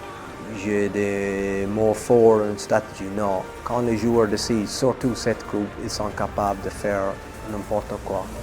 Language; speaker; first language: French; non-native, fluent; English